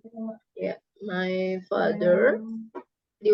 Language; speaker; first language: Indonesian; native; Indonesian